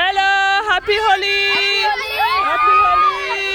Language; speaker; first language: English; non-native, learner; French